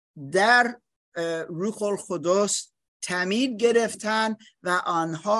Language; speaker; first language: Persian; non-native, fluent; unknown